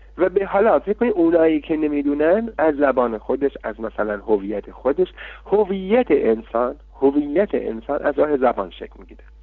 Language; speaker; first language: Persian; non-native, local second language; Kurdish